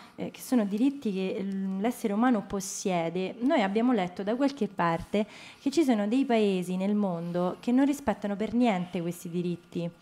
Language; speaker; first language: Italian; native; Italian